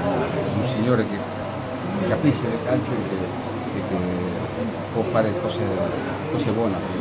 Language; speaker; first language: Italian; non-native, fluent; Spanish